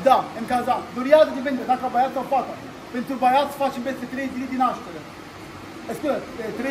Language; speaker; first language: Romanian; non-native, learner; Arabic